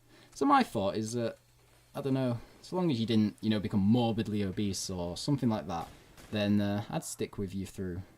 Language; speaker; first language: English; native; English